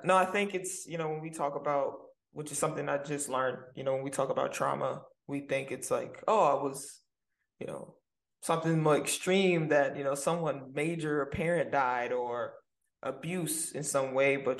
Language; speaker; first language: English; native; English